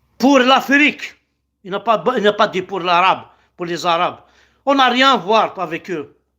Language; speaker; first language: French; non-native, local second language; Kabyle